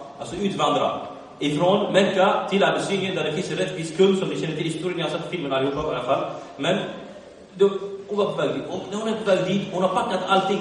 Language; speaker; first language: Swedish; early bilingual, other home language; Arabic